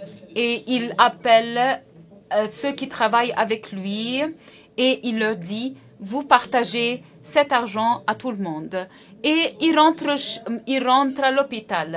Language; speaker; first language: French; non-native, local second language; Arabic